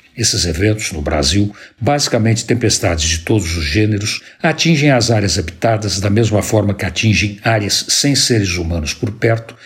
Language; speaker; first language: Portuguese; native; Portuguese